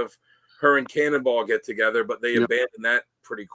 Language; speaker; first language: English; native; English